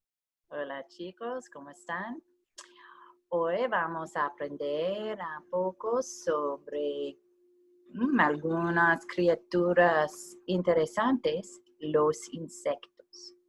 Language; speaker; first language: Spanish; non-native, learner; English